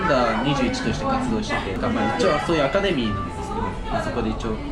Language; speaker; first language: Japanese; early bilingual, other home language; Spanish